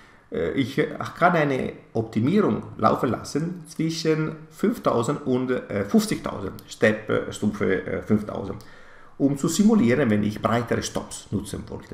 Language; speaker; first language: German; non-native, fluent; Italian